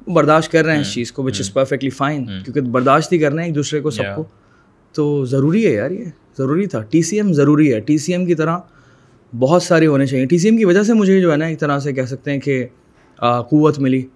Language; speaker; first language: Urdu; native; Urdu